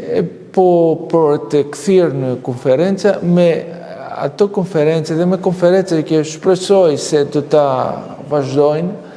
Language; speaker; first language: Albanian; non-native, fluent; Greek